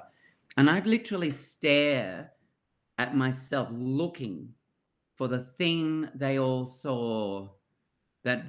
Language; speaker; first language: English; native; English